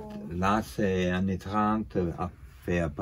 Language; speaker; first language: French; non-native, fluent; Italian